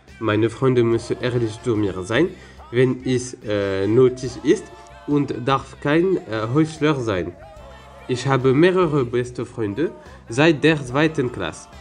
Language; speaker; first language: German; non-native, learner; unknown